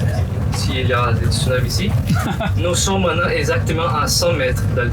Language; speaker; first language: French; non-native, learner; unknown